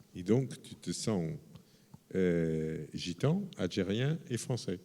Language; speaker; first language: French; non-native, fluent; Portuguese